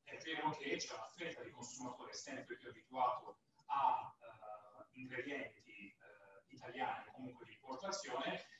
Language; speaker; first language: Italian; native; Italian